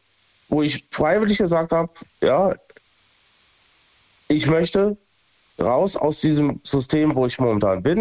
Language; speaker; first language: German; native; German